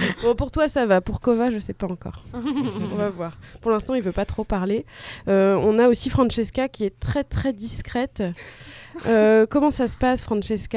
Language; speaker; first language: French; native; French